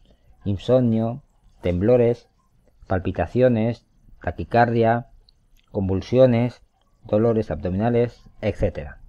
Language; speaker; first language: Spanish; native; Spanish